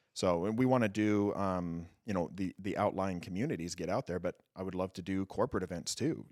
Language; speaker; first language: English; native; English